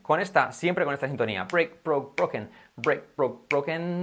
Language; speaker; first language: Spanish; native; Spanish